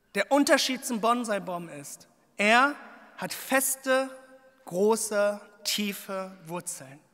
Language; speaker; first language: German; early bilingual, other home language; Korean